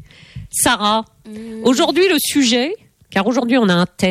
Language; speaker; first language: French; native; French